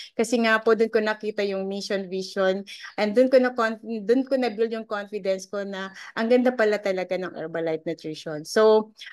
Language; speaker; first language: Filipino; native; Filipino